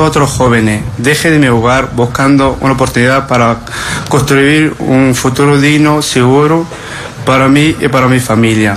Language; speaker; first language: Spanish; non-native, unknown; Arabic